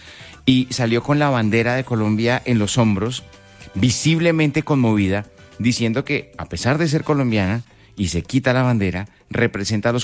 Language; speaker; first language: Spanish; native; Spanish